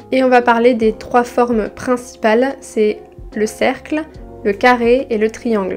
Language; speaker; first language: French; native; French